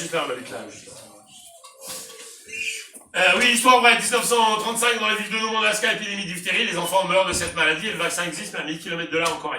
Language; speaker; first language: French; native; French